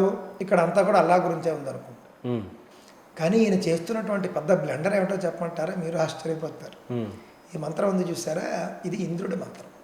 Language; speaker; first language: Telugu; native; Telugu